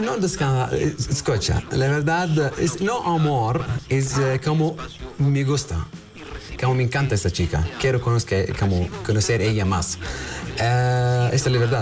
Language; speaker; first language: Spanish; non-native, learner; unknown